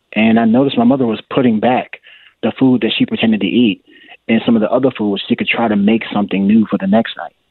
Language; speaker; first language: English; native; English